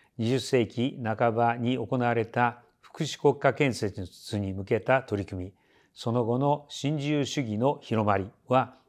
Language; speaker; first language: Japanese; native; Japanese